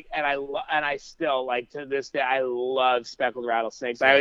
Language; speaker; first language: English; native; English